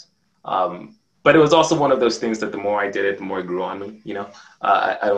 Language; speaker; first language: English; non-native, local second language; Yoruba